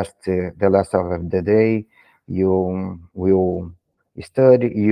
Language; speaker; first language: English; non-native, learner; Portuguese